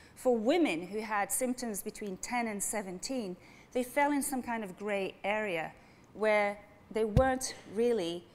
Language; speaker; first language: English; non-native, fluent; French